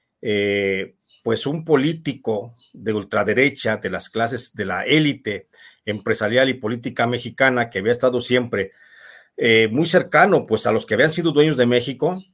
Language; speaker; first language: Spanish; native; Spanish